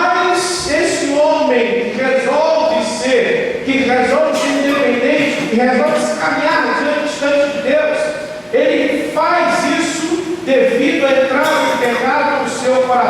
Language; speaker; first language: Portuguese; native; Portuguese